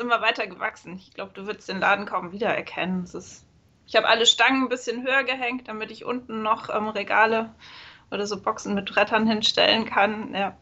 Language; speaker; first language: German; native; German